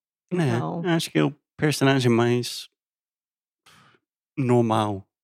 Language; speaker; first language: Portuguese; non-native, fluent; English